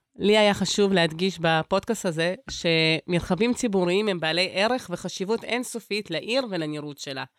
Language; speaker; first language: Hebrew; early bilingual, other home language; Russian